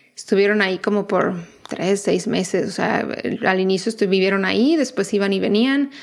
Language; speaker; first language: Spanish; native; Spanish